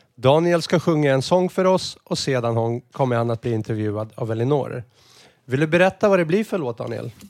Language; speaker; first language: Swedish; native; Swedish